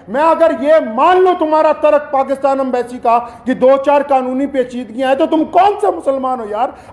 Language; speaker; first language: Hindi; native; Hindi